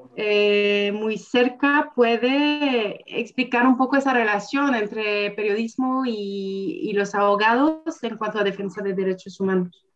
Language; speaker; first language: Spanish; non-native, fluent; French